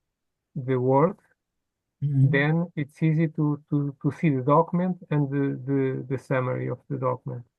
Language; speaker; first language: English; non-native, fluent; Portuguese